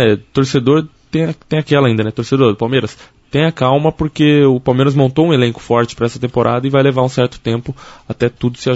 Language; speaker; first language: Portuguese; native; Portuguese